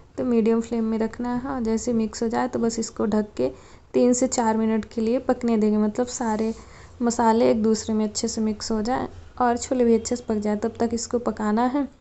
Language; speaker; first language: Hindi; native; Hindi